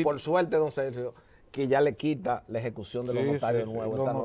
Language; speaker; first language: Spanish; native; Spanish